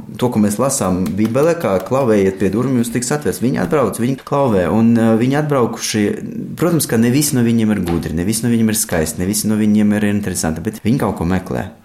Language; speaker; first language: Latvian; non-native, fluent; Russian